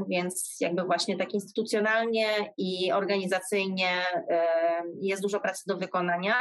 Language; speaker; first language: Polish; native; Polish